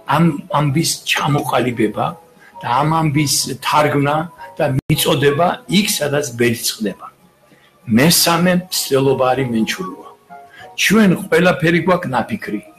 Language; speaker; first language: Georgian; native; Georgian